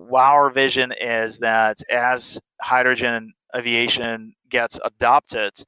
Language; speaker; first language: English; non-native, fluent; Russian